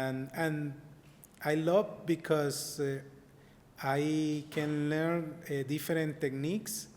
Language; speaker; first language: English; non-native, learner; Spanish